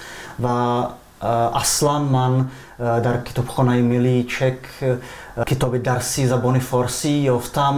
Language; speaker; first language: Persian; non-native, fluent; Czech